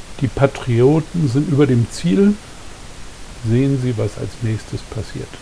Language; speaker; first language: German; native; German